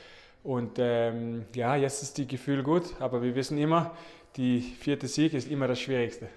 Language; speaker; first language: German; non-native, learner; Danish